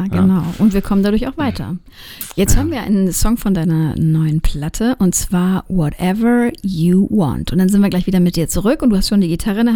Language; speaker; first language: German; native; German